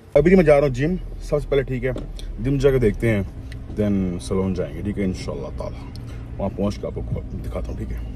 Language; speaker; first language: Urdu; non-native, local second language; Punjabi